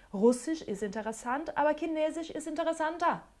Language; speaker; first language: German; non-native, fluent; Portuguese